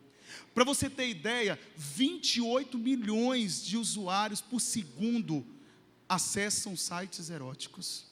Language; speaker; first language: Portuguese; native; Portuguese